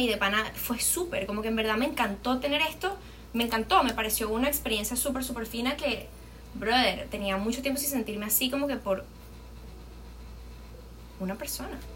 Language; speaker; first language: Spanish; native; Spanish